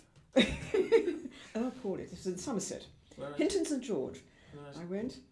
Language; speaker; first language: English; native; English